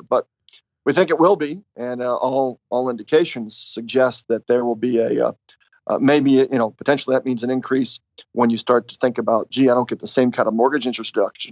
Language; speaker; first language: English; native; English